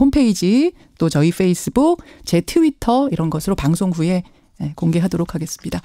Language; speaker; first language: Korean; native; Korean